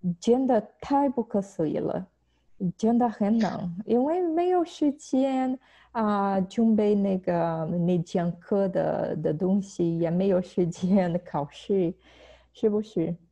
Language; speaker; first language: Chinese; non-native, fluent; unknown